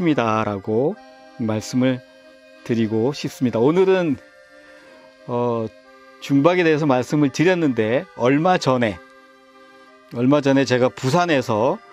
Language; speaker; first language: Korean; native; Korean